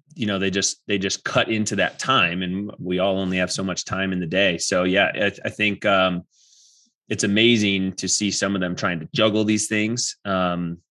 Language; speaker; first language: English; native; English